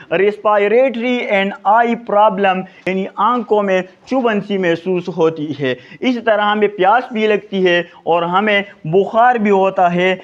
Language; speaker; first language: Urdu; non-native, local second language; Pashto